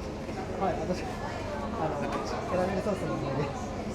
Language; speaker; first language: Japanese; native; Japanese